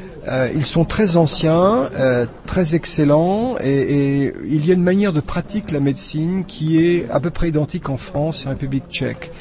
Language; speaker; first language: French; non-native, fluent; Czech